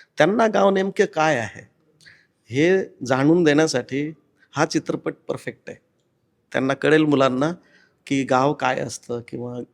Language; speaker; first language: Marathi; native; Marathi